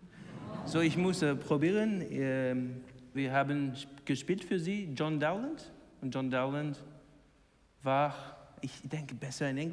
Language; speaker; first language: German; non-native, learner; English